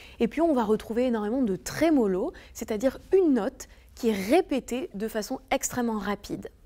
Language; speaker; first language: French; native; French